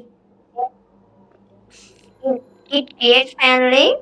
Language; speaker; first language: English; non-native, learner; Bangla